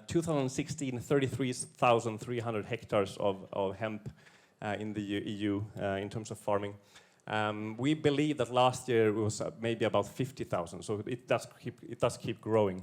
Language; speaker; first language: English; non-native, fluent; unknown